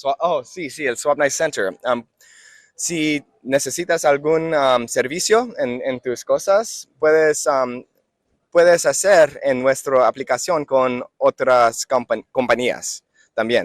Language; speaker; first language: Spanish; non-native, learner; English